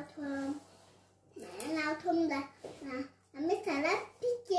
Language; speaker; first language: Vietnamese; early bilingual, heritage; Vietnamese